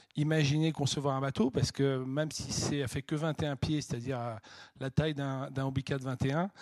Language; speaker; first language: French; native; French